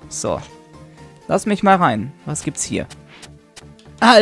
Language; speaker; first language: German; native; German